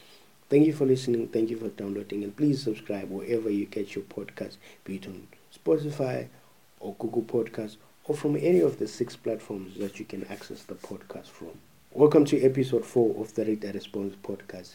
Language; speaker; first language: English; non-native, local second language; North Ndebele